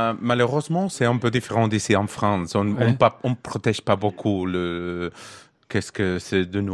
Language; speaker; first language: French; non-native, learner; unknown